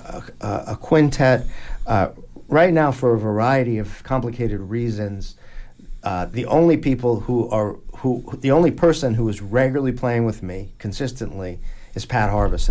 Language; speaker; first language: English; native; English